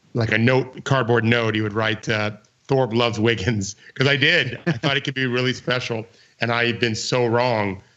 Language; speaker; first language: English; native; English